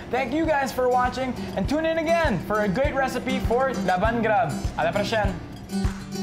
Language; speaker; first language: English; early bilingual, other home language; French